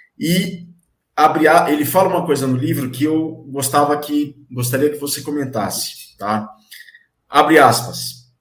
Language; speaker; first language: Portuguese; native; Portuguese